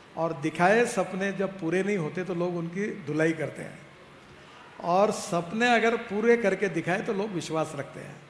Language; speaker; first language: Hindi; non-native, local second language; Marathi